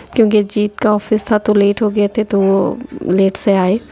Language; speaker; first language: Hindi; non-native, local second language; Odia